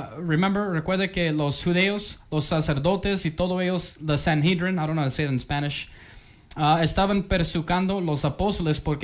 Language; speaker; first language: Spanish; early bilingual, heritage; English